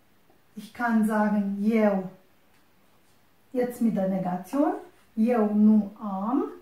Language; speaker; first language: German; non-native, fluent; Romanian